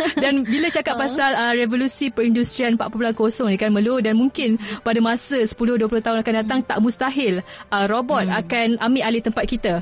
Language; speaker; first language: Malay; native; Malay